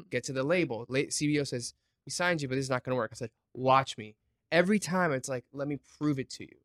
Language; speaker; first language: English; native; English